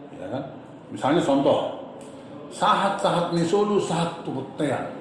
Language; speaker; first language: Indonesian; non-native, local second language; Batak Toba